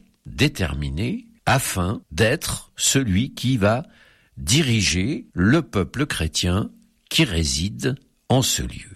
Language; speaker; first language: French; native; French